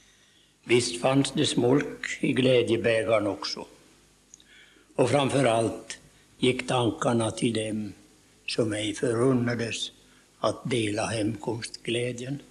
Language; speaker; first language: Swedish; native; Swedish